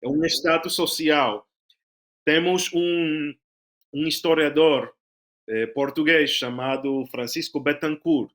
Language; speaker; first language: Portuguese; non-native, fluent; Spanish